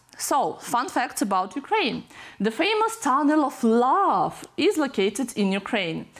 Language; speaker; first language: English; non-native, fluent; Ukrainian